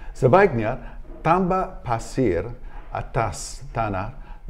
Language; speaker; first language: Indonesian; non-native, learner; English